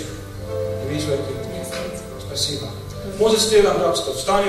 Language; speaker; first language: Russian; non-native, learner; Estonian